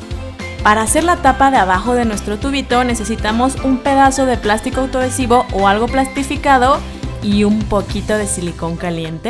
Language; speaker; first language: Spanish; native; Spanish